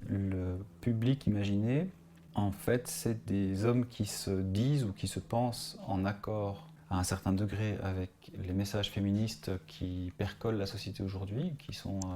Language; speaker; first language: French; native; French